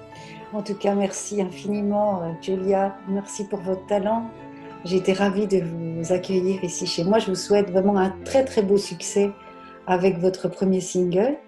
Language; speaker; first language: French; native; French